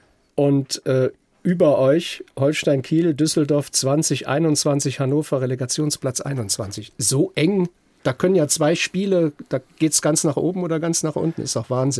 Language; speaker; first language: German; native; German